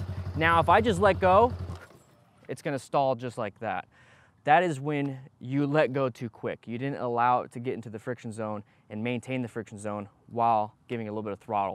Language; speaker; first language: English; native; English